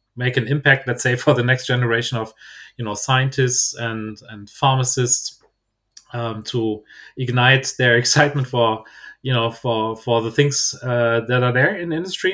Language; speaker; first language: English; non-native, fluent; German